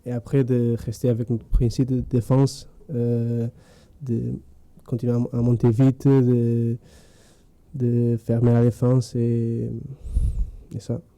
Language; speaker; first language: French; non-native, fluent; Spanish